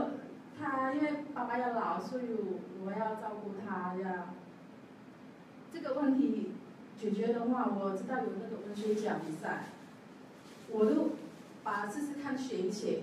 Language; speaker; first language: Chinese; non-native, learner; Javanese